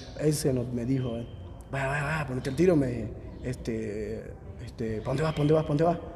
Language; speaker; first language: Spanish; native; Spanish